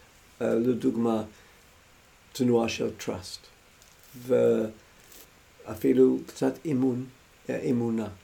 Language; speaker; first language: Hebrew; non-native, fluent; English